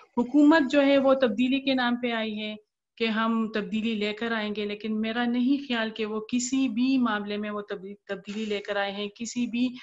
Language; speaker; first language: Urdu; non-native, local second language; Pashto